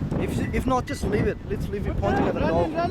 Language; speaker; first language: English; native; English